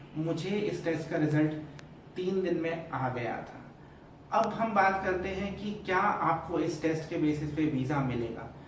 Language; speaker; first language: Hindi; native; Hindi